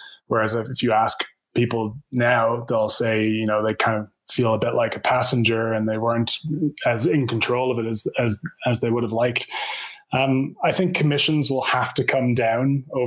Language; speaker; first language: English; native; English